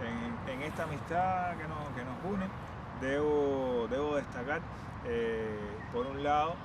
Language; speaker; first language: Spanish; native; Spanish